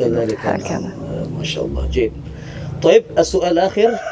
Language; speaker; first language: Arabic; non-native, fluent; Indonesian